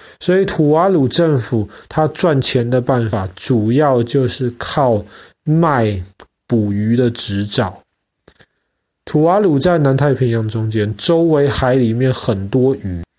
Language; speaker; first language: Chinese; native; Chinese